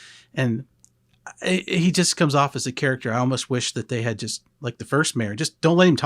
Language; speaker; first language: English; native; English